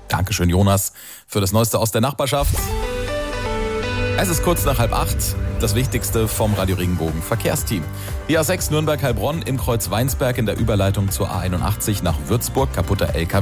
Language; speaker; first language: German; native; German